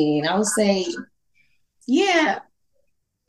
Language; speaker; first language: English; non-native, fluent; Haitian Creole